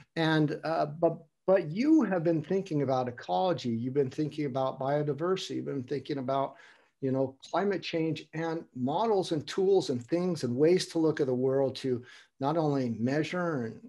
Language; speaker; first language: English; native; English